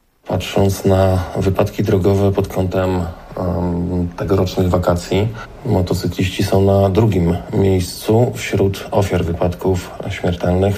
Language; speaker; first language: Polish; native; Polish